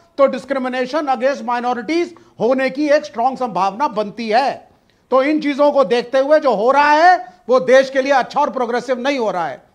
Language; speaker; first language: Hindi; native; Hindi